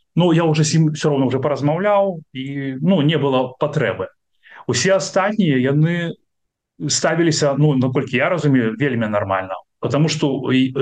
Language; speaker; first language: Belarusian; non-native, local second language; Russian